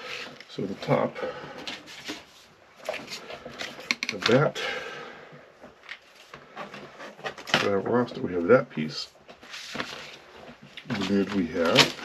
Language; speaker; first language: English; native; English